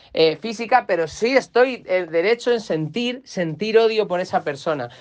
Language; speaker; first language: Spanish; native; Spanish